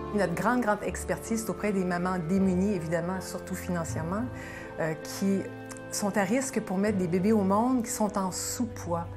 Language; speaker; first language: French; native; French